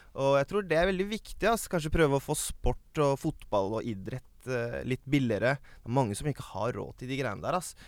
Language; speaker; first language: Norwegian; early bilingual, other home language; Baluchi